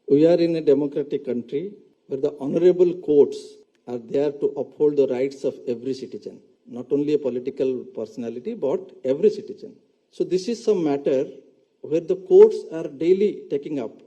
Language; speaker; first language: English; non-native, local second language; Tamil